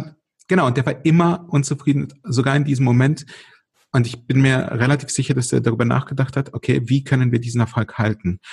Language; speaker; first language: German; early bilingual, other home language; Russian